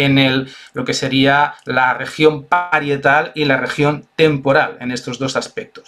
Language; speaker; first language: Spanish; native; Spanish